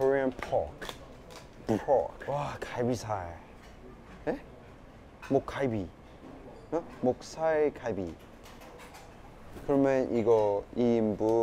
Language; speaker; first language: Korean; non-native, fluent; Cantonese